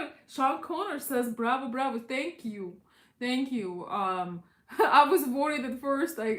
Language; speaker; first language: English; non-native, fluent; Russian